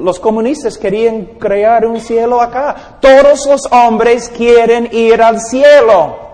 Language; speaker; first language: Spanish; non-native, fluent; English